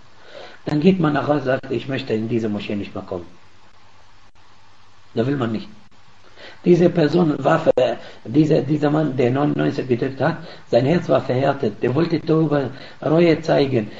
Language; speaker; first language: German; non-native, fluent; Arabic